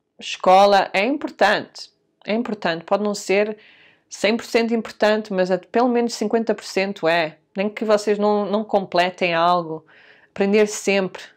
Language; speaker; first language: Portuguese; early bilingual, heritage; Portuguese